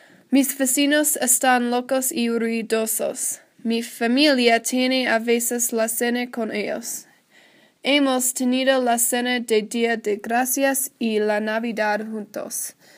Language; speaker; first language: Spanish; non-native, learner; English